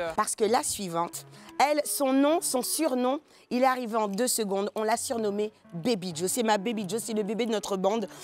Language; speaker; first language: French; native; French